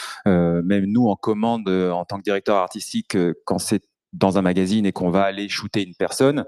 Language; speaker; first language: French; native; French